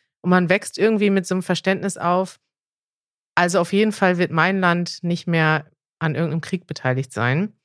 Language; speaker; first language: German; native; German